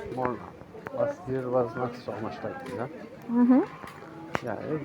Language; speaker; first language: English; non-native, learner; Turkish